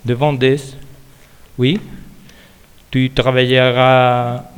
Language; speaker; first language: French; non-native, learner; Spanish